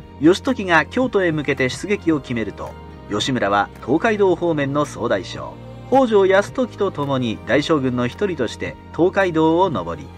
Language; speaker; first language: Japanese; native; Japanese